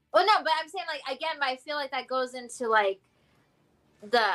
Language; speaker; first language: English; early bilingual, other home language; Hindi